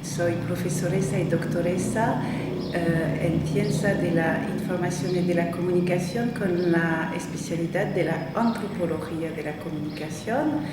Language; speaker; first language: Spanish; non-native, fluent; French